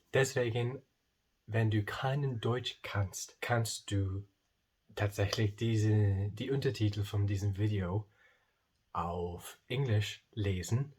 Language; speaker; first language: German; non-native, learner; English